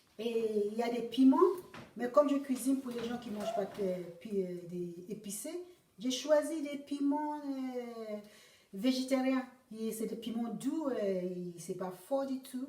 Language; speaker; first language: French; non-native, learner; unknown